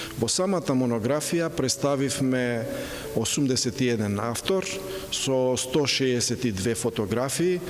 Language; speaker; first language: Macedonian; native; Macedonian